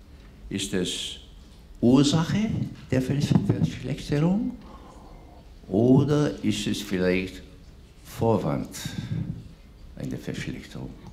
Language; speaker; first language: German; non-native, fluent; English